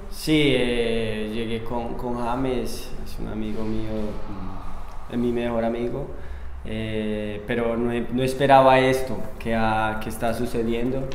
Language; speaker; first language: Portuguese; non-native, learner; Spanish